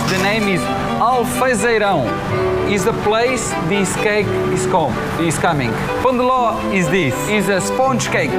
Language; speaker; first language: English; non-native, learner; Portuguese